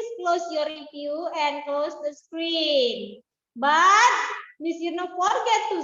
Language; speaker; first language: English; non-native, learner; Indonesian